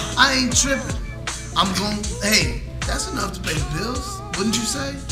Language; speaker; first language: English; native; English